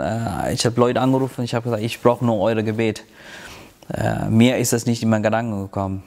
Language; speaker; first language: German; non-native, fluent; Tamil